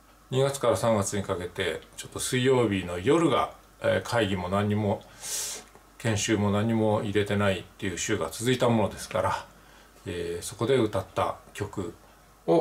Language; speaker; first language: Japanese; native; Japanese